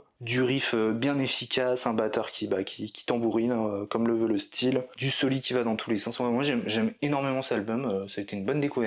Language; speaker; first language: French; native; French